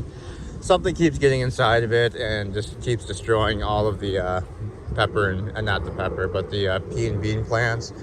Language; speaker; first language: English; native; English